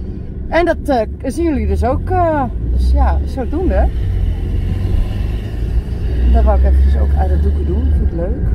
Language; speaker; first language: Dutch; native; Dutch